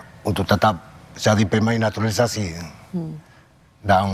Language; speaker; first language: Indonesian; non-native, local second language; Spanish